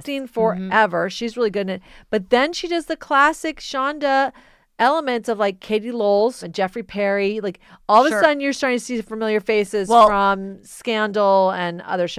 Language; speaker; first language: English; native; English